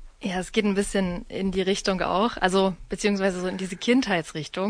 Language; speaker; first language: German; native; German